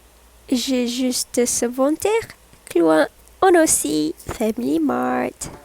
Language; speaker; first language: French; non-native, learner; Malay